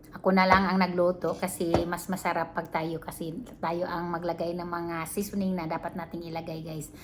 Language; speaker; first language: Filipino; non-native, local second language; Cebuano